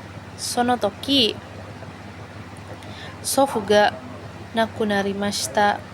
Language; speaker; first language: Japanese; non-native, learner; Indonesian